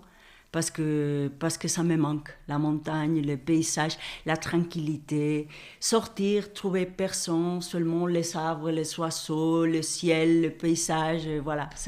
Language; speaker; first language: French; non-native, fluent; Spanish